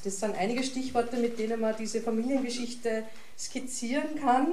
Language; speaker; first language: German; native; German